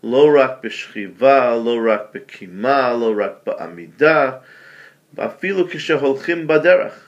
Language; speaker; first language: Hebrew; non-native, fluent; English